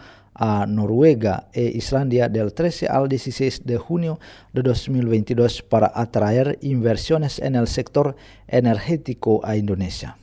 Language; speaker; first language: Spanish; non-native, fluent; Indonesian